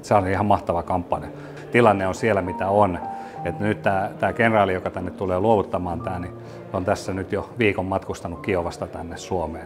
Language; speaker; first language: Finnish; native; Finnish